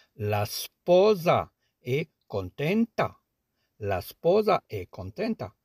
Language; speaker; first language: Italian; non-native, fluent; Arabic